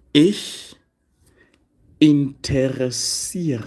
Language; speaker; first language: German; non-native, fluent; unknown